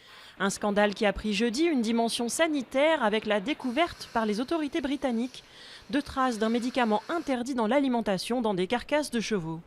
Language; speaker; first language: French; native; French